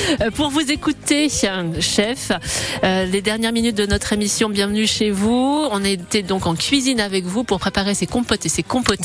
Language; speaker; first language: French; native; French